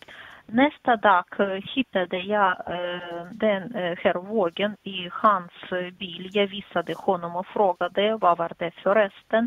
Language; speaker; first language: Swedish; non-native, fluent; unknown